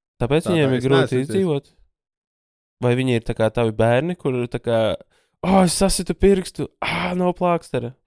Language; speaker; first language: Latvian; native; Latvian